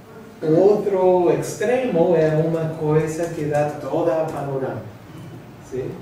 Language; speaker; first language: Portuguese; non-native, fluent; English